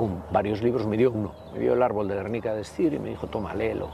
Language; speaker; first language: Spanish; native; Spanish